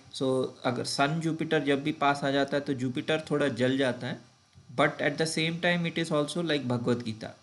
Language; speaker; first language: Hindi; non-native, local second language; Tamil